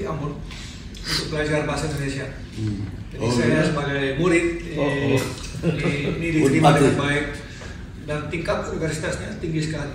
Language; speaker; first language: Indonesian; non-native, fluent; Dutch